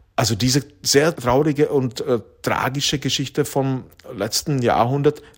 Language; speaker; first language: German; non-native, fluent; Czech